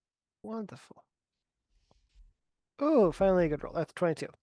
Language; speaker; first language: English; native; English